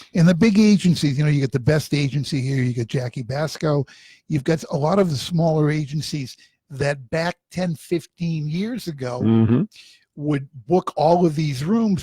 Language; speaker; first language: English; native; English